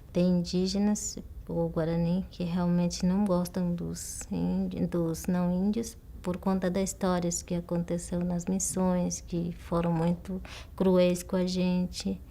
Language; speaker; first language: Portuguese; non-native, local second language; Guarani